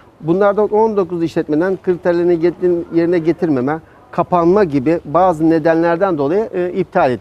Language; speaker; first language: Turkish; native; Turkish